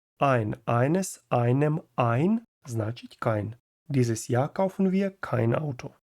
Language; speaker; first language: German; non-native, fluent; Ukrainian